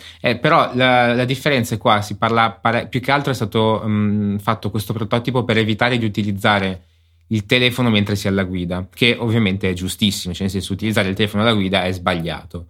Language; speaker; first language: Italian; native; Italian